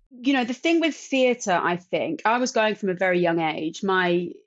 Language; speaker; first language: English; native; English